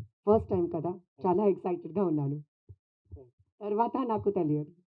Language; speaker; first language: Telugu; non-native, learner; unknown